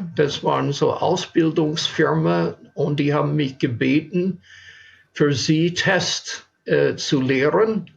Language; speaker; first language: German; non-native, fluent; English